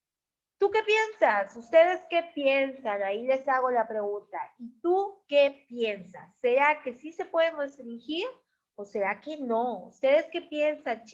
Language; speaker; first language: Spanish; native; Spanish